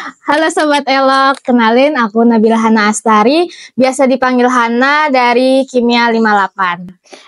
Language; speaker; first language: Indonesian; native; Indonesian